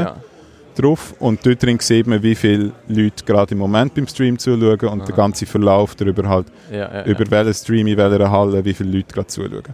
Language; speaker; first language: German; native; German